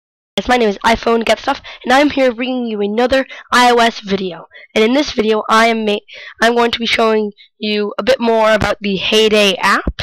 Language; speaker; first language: English; native; English